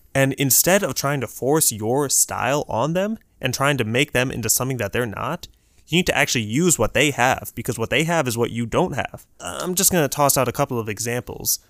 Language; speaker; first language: English; early bilingual, other home language; Urdu